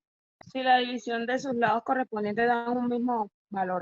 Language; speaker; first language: Spanish; native; Spanish